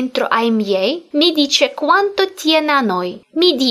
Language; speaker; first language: Italian; non-native, fluent; Russian